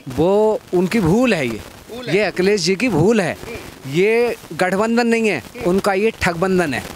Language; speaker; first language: Hindi; native; Hindi